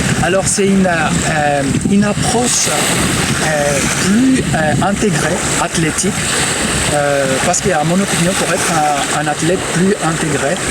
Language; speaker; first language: French; non-native, fluent; Greek